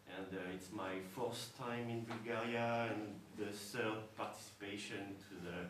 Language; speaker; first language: English; non-native, fluent; French